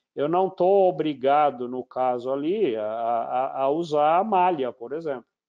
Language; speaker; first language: Portuguese; native; Portuguese